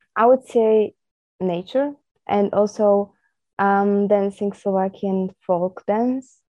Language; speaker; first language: English; non-native, fluent; Slovak